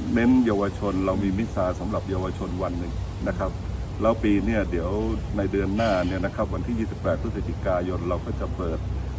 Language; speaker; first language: Thai; native; Thai